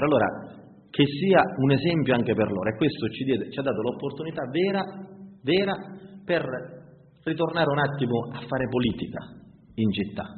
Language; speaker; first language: Italian; native; Italian